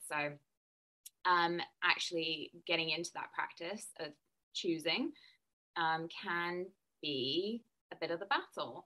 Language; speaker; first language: English; native; English